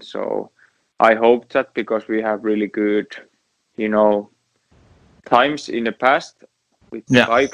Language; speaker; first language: English; non-native, learner; Finnish